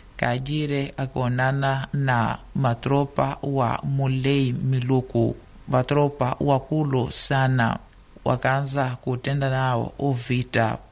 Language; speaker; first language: Swahili; native; Swahili